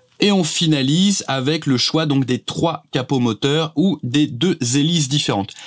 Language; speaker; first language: French; native; French